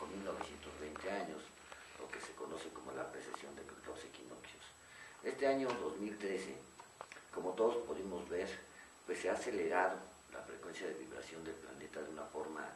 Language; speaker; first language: Spanish; native; Spanish